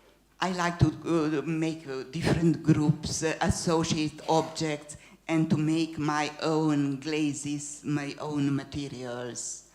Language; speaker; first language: English; non-native, fluent; Hungarian